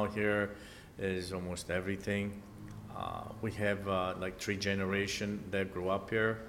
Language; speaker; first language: English; non-native, fluent; Italian